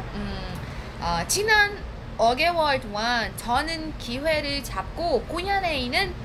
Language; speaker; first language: Korean; non-native, fluent; Portuguese